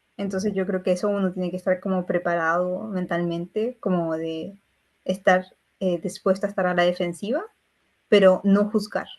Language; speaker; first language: Spanish; native; Spanish